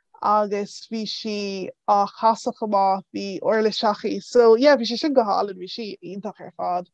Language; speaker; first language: Irish; non-native, local second language; English